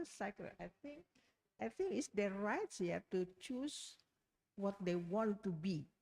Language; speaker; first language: English; non-native, learner; Indonesian